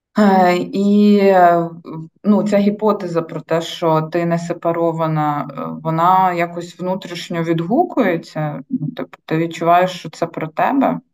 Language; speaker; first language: Ukrainian; native; Ukrainian